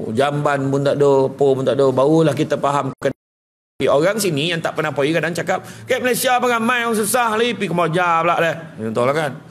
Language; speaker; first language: Malay; native; Malay